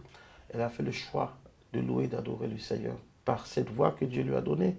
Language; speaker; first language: French; non-native, local second language; Lingala